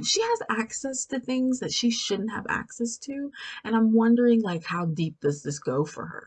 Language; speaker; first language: English; native; English